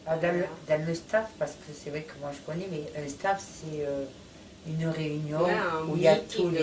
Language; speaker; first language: French; native; French